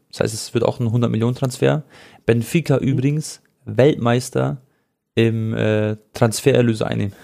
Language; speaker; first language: German; early bilingual, other home language; Croatian